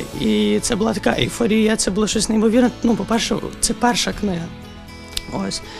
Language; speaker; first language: Ukrainian; native; Ukrainian